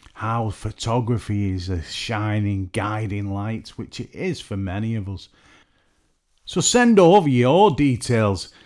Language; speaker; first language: English; native; English